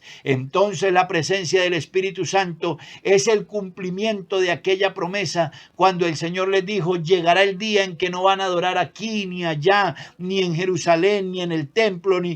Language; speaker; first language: Spanish; native; Spanish